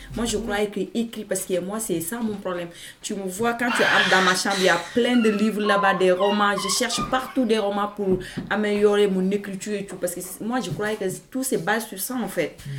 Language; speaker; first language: French; non-native, local second language; Wolof